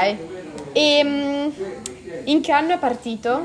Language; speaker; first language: Italian; early bilingual, heritage; Italian